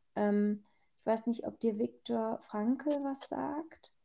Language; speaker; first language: German; early bilingual, other home language; Persian